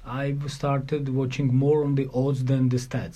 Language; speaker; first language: English; non-native, learner; Georgian